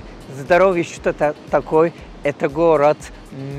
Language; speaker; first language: Russian; non-native, learner; Turkish